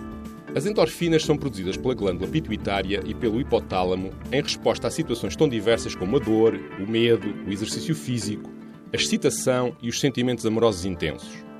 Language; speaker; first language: Portuguese; native; Portuguese